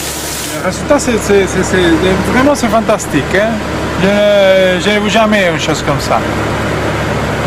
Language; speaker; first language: French; non-native, learner; Spanish